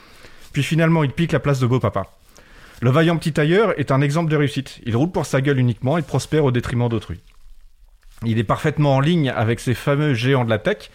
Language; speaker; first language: French; native; French